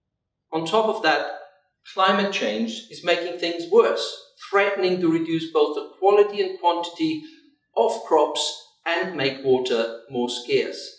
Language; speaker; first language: English; non-native, fluent; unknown